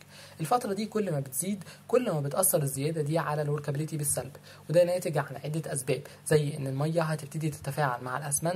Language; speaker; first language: Arabic; native; Arabic